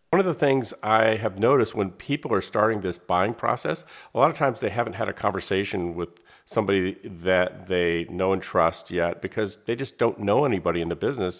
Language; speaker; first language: English; native; English